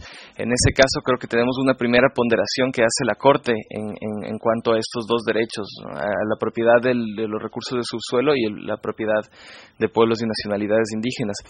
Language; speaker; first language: Spanish; native; Spanish